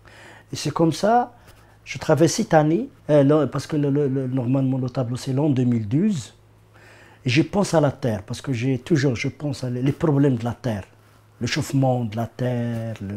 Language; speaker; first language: French; non-native, learner; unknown